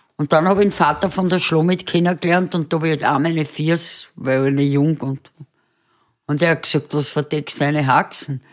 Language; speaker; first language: German; native; German